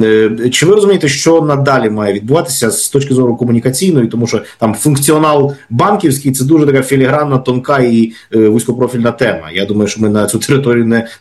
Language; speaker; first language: Ukrainian; native; Ukrainian